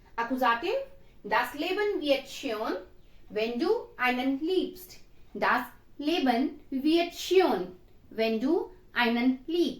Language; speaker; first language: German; non-native, fluent; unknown